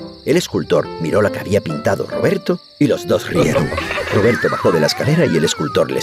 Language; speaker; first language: Spanish; native; Spanish